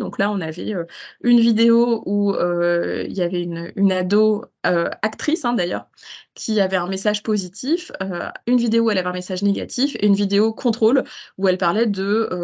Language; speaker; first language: French; native; French